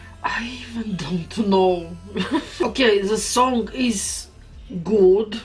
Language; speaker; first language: English; non-native, fluent; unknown